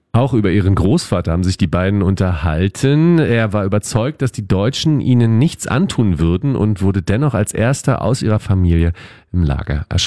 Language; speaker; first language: German; native; German